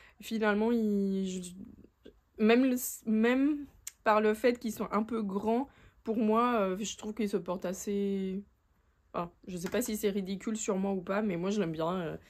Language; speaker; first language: French; native; French